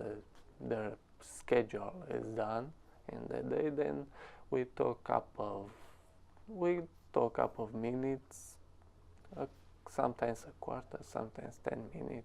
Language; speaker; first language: English; non-native, learner; Romanian